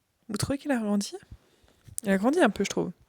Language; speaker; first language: French; native; French